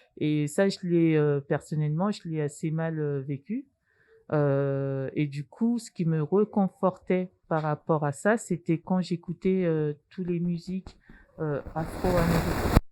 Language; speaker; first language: French; early bilingual, other home language; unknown